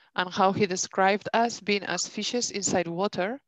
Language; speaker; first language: English; non-native, fluent; Spanish